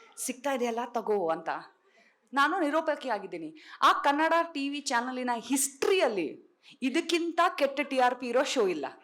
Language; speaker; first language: Kannada; non-native, local second language; Tulu